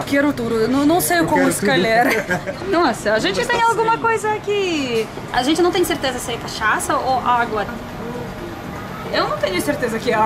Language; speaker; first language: Portuguese; non-native, learner; Russian